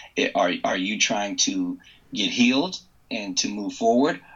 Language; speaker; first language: English; native; English